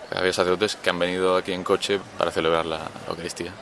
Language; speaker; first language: Spanish; native; Spanish